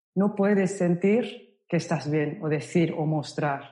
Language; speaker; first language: Spanish; non-native, fluent; Japanese